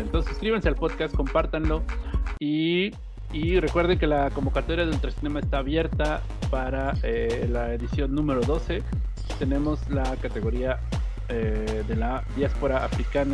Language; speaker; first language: Spanish; native; Spanish